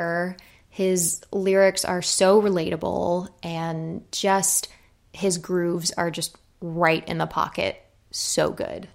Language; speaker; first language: English; native; English